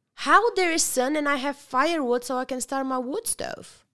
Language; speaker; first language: English; non-native, fluent; Bulgarian